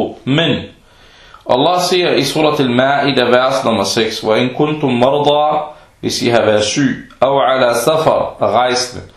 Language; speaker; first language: Danish; early bilingual, other home language; Arabic